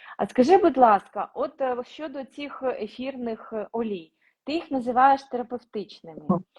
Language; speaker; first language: Ukrainian; non-native, local second language; Russian